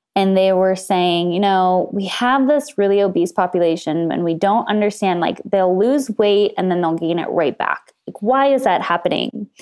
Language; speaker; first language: English; native; English